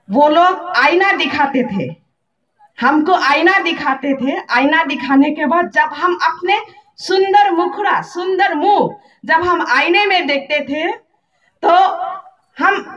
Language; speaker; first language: Hindi; non-native, local second language; Bodo